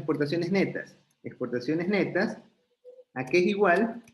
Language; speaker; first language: Spanish; native; Spanish